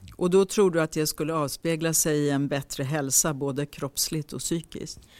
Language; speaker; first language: Swedish; native; Swedish